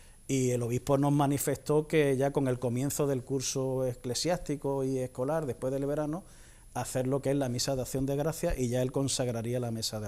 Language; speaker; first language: Spanish; native; Spanish